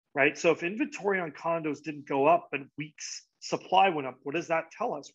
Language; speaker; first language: English; native; English